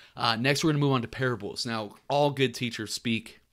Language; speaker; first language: English; native; English